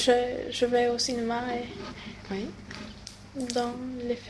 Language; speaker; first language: French; non-native, learner; Swedish